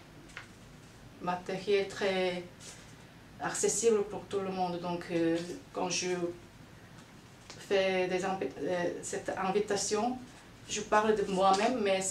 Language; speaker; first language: French; non-native, fluent; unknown